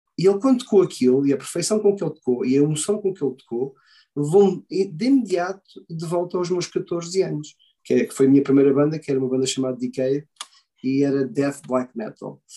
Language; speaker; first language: Portuguese; early bilingual, heritage; Portuguese